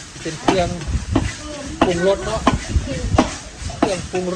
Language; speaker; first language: Thai; non-native, local second language; Northeastern Thai